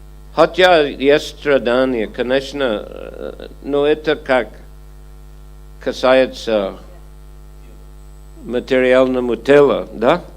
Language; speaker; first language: Russian; non-native, fluent; English